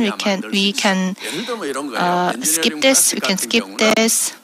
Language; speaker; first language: English; non-native, fluent; Korean